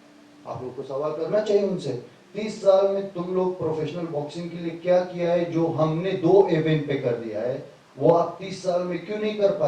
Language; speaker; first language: Hindi; non-native, fluent; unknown